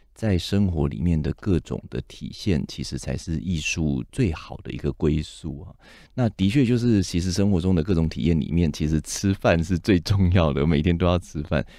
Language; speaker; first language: Chinese; native; Chinese